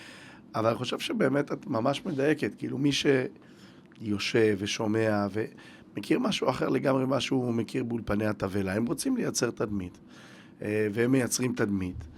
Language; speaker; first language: Hebrew; native; Hebrew